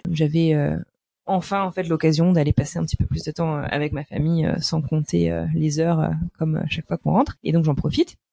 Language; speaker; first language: French; native; French